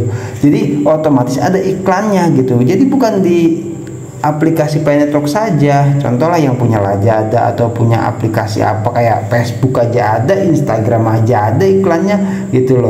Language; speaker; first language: Indonesian; native; Indonesian